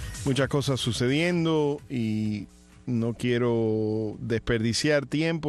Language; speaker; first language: Spanish; early bilingual, heritage; Spanish